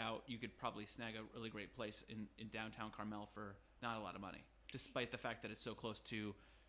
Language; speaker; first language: English; native; English